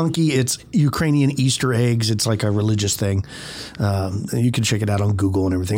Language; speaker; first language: English; native; English